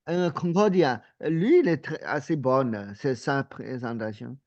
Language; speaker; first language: French; non-native, fluent; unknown